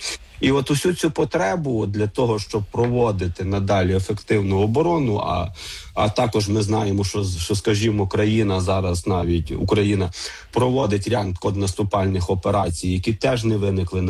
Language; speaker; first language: Ukrainian; native; Ukrainian